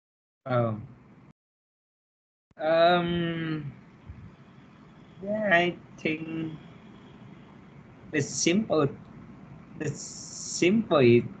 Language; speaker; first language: English; non-native, learner; Vietnamese